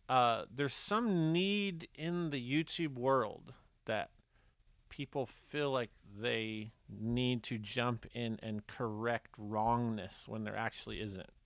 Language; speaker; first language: English; native; English